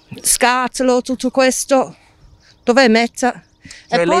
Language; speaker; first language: Italian; non-native, learner; English